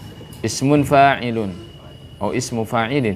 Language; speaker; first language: Arabic; non-native, fluent; Indonesian